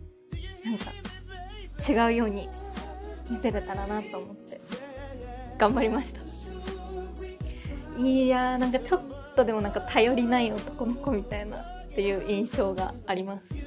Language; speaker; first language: Japanese; native; Japanese